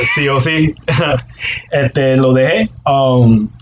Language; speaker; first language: Spanish; native; Spanish